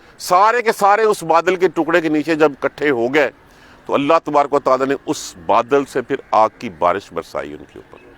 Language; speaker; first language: Urdu; non-native, local second language; Punjabi